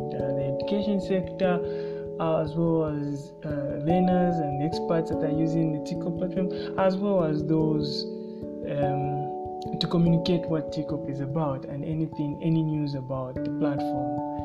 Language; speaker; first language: English; non-native, local second language; Bemba